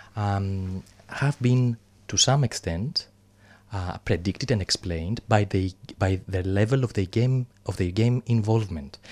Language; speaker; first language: English; non-native, fluent; Greek